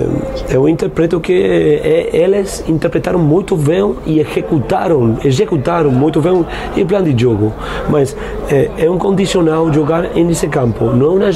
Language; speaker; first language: Portuguese; non-native, fluent; Spanish